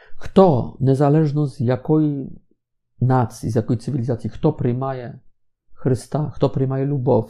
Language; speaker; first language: Ukrainian; non-native, fluent; Polish